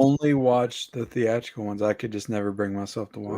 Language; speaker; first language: English; native; English